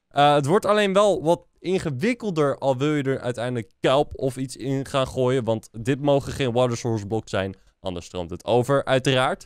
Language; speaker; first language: Dutch; native; Dutch